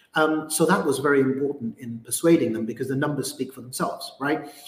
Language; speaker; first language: English; native; English